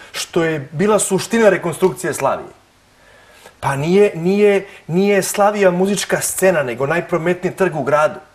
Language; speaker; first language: Serbian; native; Serbian